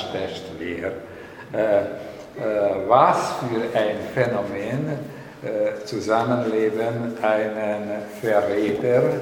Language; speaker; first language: German; non-native, learner; Hungarian